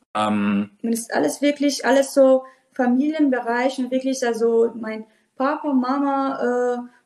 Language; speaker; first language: German; non-native, fluent; Portuguese